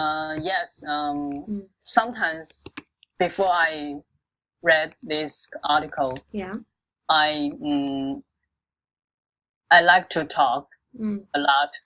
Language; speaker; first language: English; non-native, local second language; Chinese